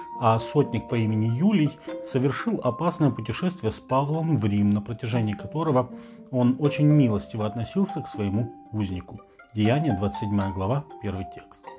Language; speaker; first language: Russian; native; Russian